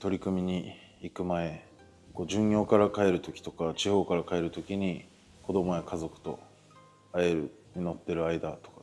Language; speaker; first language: Japanese; native; Japanese